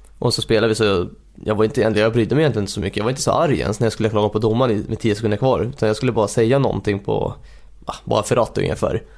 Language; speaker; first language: Swedish; early bilingual, other home language; Hungarian